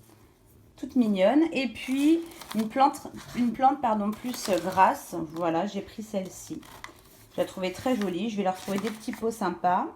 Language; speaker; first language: French; native; French